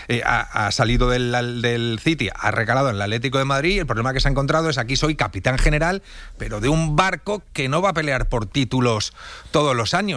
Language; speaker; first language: Spanish; native; Spanish